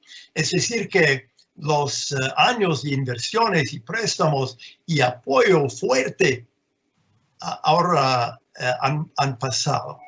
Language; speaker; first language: Spanish; non-native, fluent; English